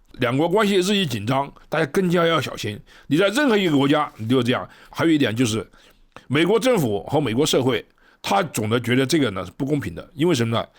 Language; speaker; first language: Chinese; native; Chinese